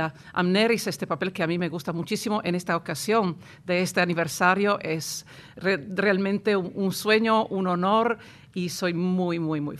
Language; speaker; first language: Spanish; non-native, fluent; Italian